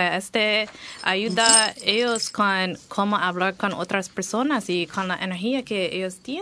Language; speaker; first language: Spanish; non-native, fluent; English